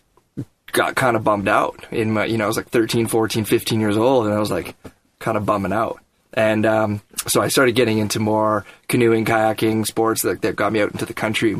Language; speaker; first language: English; native; English